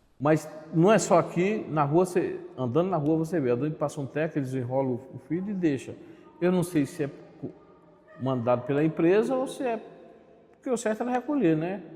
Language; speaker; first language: Portuguese; native; Portuguese